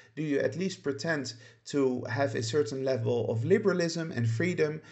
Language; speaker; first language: English; non-native, fluent; Dutch